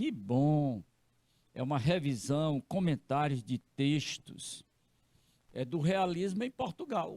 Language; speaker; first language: Portuguese; native; Portuguese